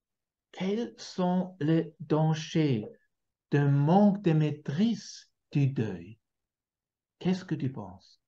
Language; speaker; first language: French; non-native, fluent; German